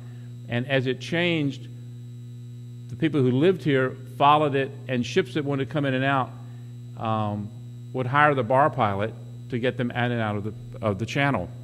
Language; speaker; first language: English; native; English